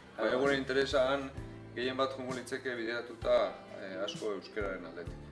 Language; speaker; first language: Basque; native; Basque